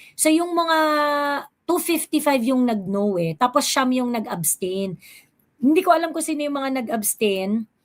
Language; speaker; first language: Filipino; native; Filipino